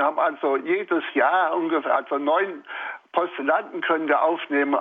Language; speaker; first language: German; native; German